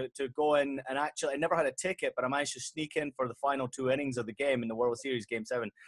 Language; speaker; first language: English; native; English